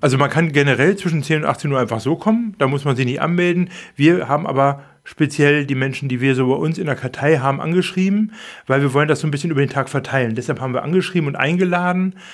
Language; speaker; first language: German; native; German